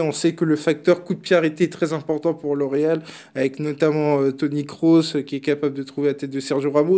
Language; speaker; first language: French; native; French